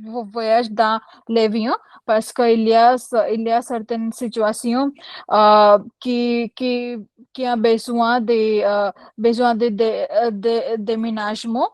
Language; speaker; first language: French; non-native, learner; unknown